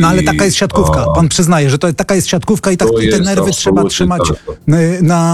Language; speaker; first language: Polish; native; Polish